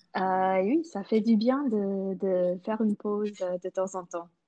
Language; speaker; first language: French; non-native, local second language; English